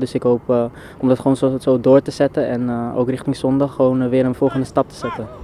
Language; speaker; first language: Dutch; native; Dutch